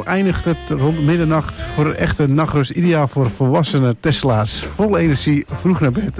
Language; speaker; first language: Dutch; native; Dutch